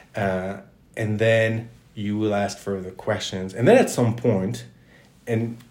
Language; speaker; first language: English; non-native, fluent; French